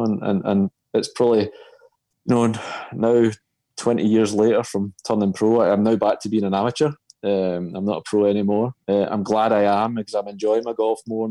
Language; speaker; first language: English; native; English